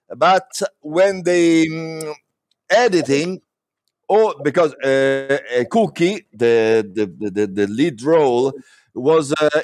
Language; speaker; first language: English; non-native, learner; Italian